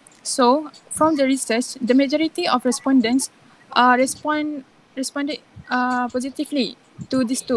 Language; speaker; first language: English; non-native, local second language; Malay